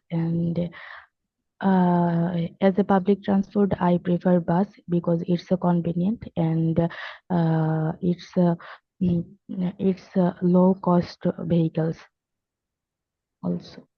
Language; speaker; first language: English; non-native, learner; Bangla